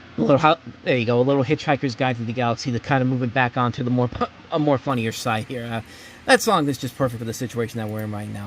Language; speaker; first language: English; native; English